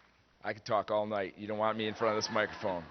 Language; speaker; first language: English; native; English